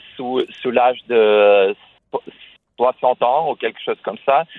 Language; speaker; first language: French; non-native, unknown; Russian